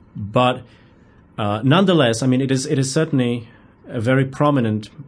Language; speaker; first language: English; non-native, fluent; Polish